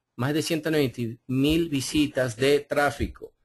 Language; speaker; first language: Spanish; early bilingual, heritage; Spanish